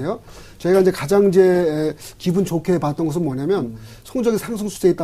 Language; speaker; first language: Korean; native; Korean